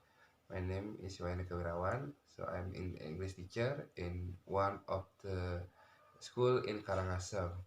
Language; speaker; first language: English; non-native, learner; Indonesian